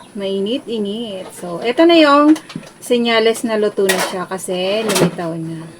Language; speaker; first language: Filipino; non-native, local second language; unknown